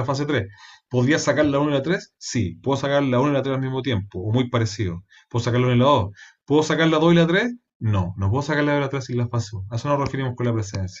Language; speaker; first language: Spanish; native; Spanish